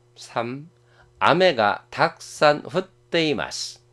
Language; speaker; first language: Japanese; non-native, fluent; Korean